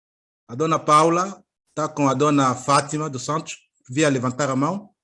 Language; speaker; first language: Portuguese; native; Portuguese